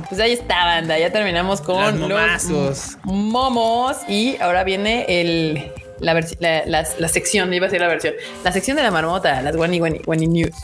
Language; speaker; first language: Spanish; native; Spanish